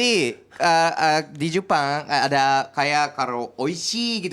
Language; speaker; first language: Indonesian; non-native, learner; Japanese